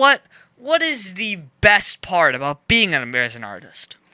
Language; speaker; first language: English; native; English